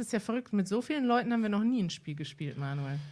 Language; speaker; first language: German; native; German